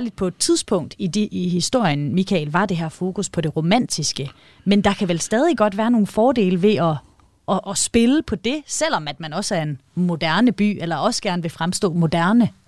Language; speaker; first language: Danish; native; Danish